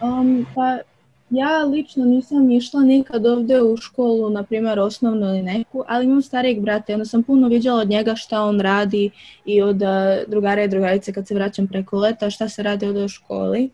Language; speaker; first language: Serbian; early bilingual, other home language; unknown